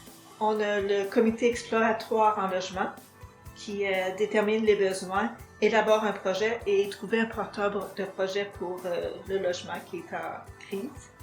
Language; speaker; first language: French; native; French